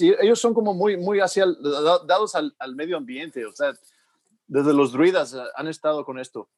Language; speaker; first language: Spanish; early bilingual, heritage; Spanish